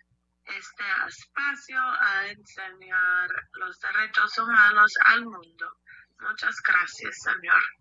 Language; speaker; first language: Spanish; non-native, learner; English